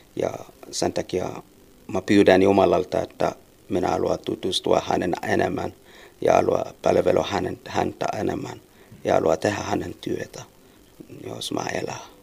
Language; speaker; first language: Finnish; non-native, learner; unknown